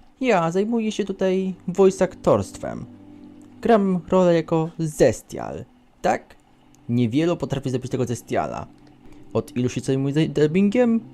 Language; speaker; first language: Polish; native; Polish